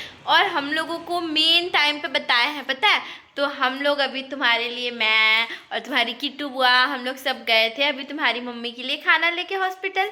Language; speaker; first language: Hindi; native; Hindi